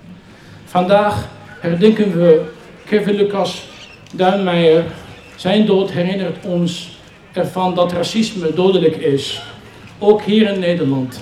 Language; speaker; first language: Dutch; non-native, fluent; Arabic